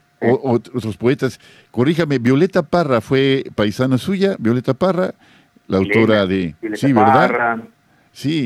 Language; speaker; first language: Spanish; native; Spanish